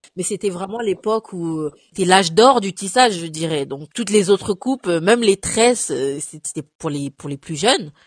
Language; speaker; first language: French; early bilingual, other home language; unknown